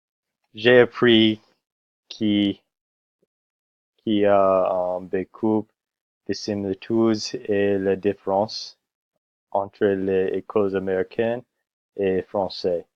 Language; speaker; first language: French; non-native, learner; English